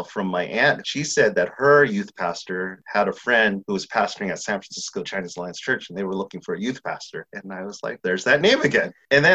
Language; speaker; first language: English; native; English